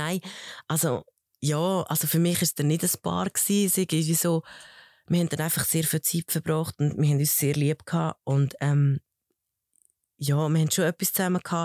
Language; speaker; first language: German; early bilingual, other home language; Spanish